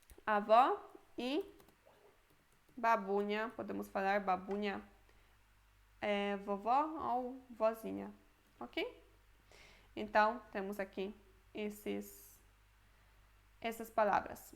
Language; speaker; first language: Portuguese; non-native, fluent; Polish